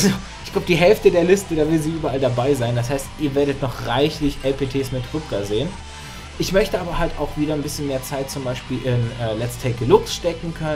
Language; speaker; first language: German; native; German